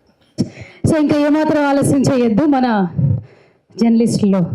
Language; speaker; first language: Telugu; native; Telugu